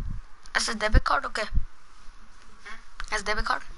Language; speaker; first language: Spanish; early bilingual, heritage; Spanish